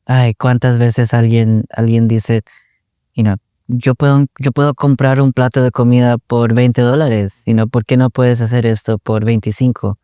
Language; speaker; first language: Spanish; early bilingual, other home language; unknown